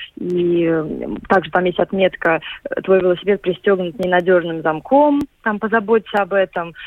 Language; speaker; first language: Russian; native; Russian